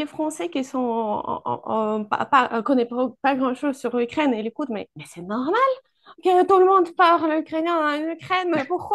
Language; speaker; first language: French; non-native, fluent; Ukrainian